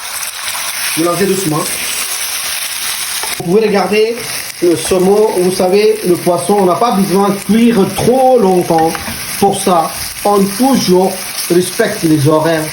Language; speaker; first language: French; non-native, learner; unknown